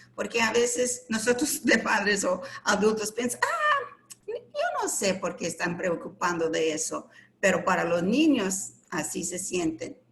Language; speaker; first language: Spanish; non-native, learner; English